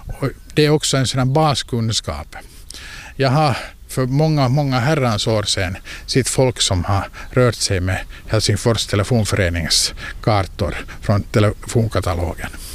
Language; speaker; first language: Swedish; native; Swedish